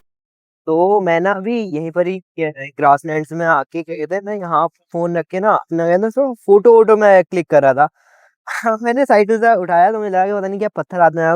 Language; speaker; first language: Hindi; native; Hindi